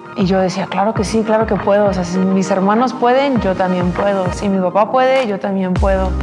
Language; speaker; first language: Spanish; early bilingual, heritage; Spanish